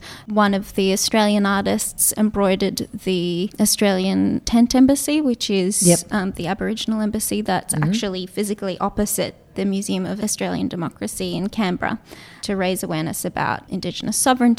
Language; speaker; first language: English; non-native, local second language; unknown